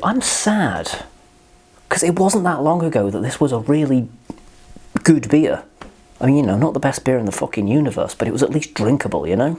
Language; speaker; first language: English; native; English